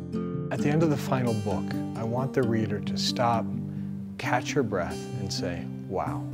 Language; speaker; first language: English; native; English